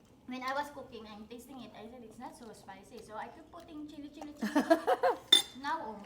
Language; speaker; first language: English; non-native, local second language; Filipino